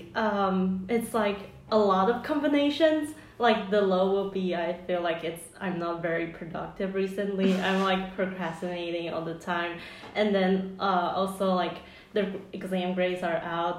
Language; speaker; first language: English; non-native, fluent; Chinese